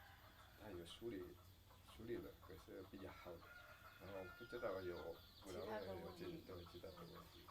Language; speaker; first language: Chinese; non-native, learner; Indonesian